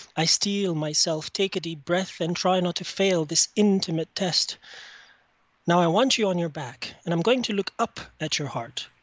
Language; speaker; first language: English; non-native, fluent; French